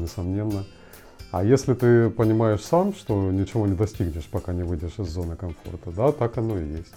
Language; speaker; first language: Russian; native; Russian